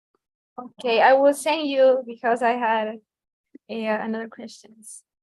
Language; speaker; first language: English; non-native, learner; Spanish